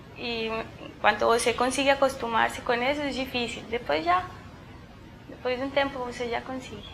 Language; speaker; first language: Portuguese; non-native, fluent; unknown